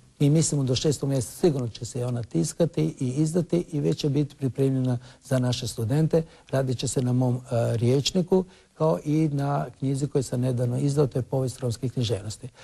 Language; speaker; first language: Croatian; non-native, local second language; Romany